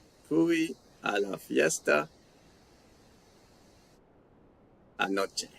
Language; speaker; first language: Spanish; non-native, fluent; English